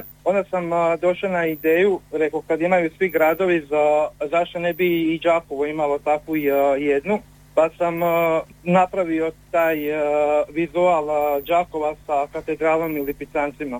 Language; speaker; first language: Serbian; native; Serbian